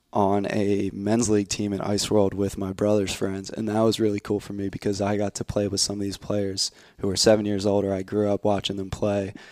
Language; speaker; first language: English; native; English